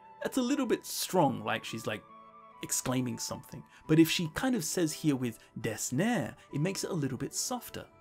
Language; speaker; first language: English; native; English